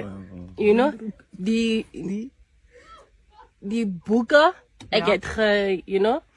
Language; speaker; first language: Afrikaans; non-native, learner; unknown